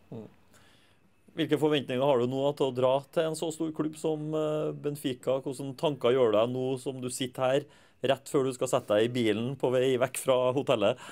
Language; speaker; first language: Norwegian; native; Norwegian